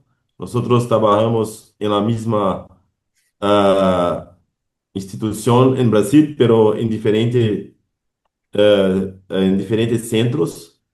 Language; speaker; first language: Spanish; non-native, learner; Portuguese